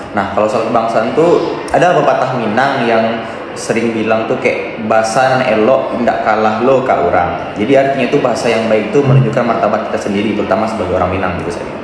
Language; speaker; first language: Indonesian; non-native, local second language; Minangkabau